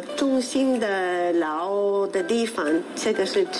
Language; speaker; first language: Chinese; non-native, fluent; Spanish